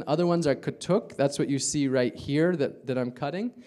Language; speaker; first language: English; native; English